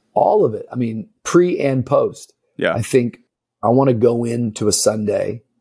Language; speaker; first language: English; native; English